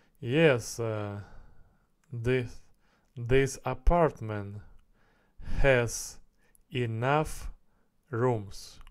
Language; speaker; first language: English; non-native, learner; Russian